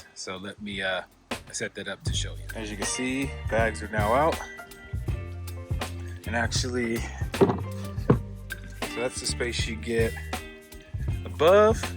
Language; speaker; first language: English; native; English